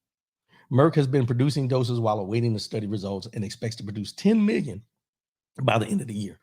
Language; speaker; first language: English; native; English